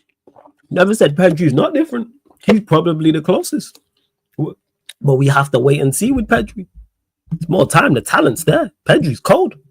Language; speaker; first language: English; native; English